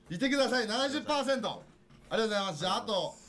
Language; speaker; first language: Japanese; native; Japanese